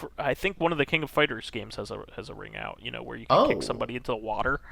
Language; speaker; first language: English; native; English